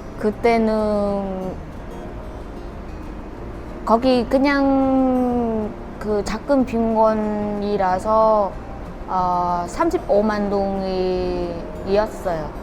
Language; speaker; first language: Korean; non-native, learner; Vietnamese